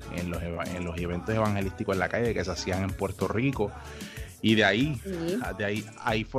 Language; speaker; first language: Spanish; native; Spanish